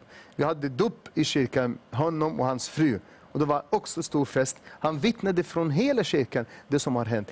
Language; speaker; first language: Swedish; non-native, fluent; Arabic